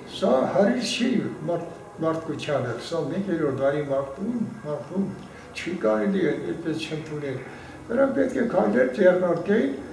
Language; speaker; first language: Armenian; non-native, local second language; Kurdish